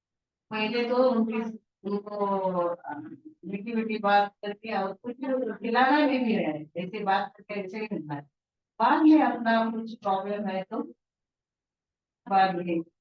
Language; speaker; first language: Hindi; non-native, local second language; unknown